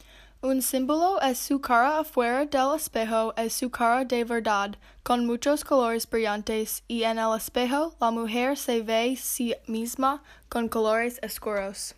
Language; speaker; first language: Spanish; non-native, learner; English